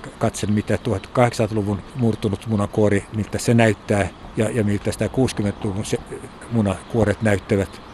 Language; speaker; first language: Finnish; non-native, local second language; Swedish